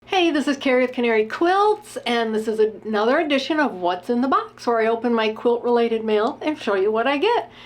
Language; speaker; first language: English; native; English